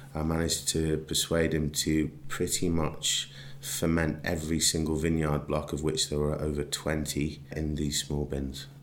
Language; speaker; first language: English; native; English